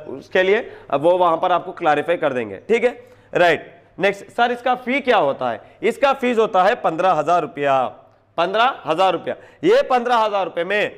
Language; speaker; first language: Hindi; non-native, local second language; Telugu